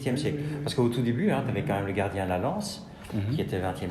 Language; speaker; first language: French; native; French